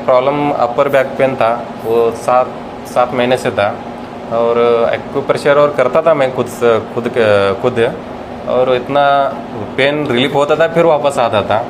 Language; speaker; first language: Hindi; non-native, local second language; Kannada